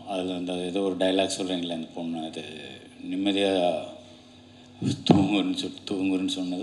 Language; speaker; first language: Tamil; native; Tamil